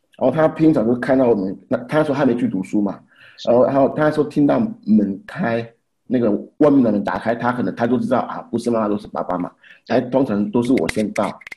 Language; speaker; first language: Chinese; non-native, fluent; Haitian Creole